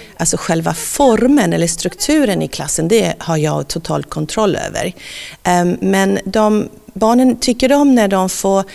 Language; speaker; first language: Swedish; non-native, fluent; English